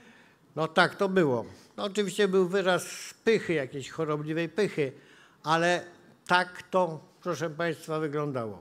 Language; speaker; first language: Polish; native; Polish